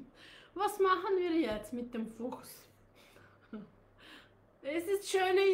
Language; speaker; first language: German; non-native, learner; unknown